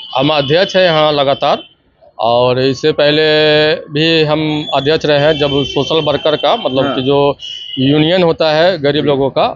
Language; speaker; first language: Hindi; native; Hindi